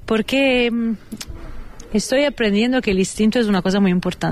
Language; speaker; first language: Spanish; non-native, fluent; Italian